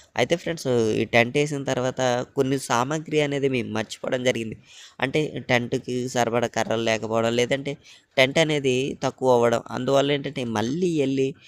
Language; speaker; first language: Telugu; native; Telugu